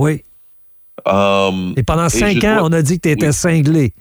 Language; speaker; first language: French; native; French